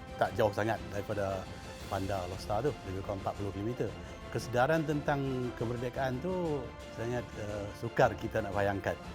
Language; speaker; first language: Malay; non-native, local second language; Thai